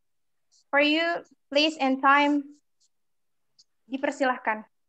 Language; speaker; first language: English; non-native, learner; Indonesian